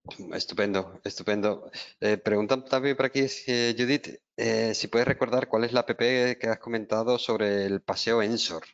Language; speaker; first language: Spanish; native; Spanish